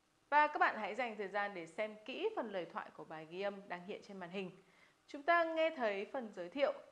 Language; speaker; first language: Vietnamese; native; Vietnamese